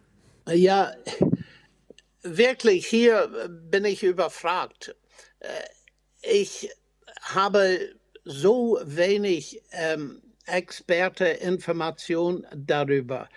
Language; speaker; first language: German; non-native, fluent; English